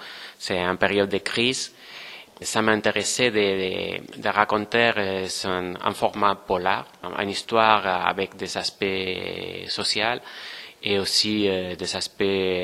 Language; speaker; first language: French; non-native, fluent; Spanish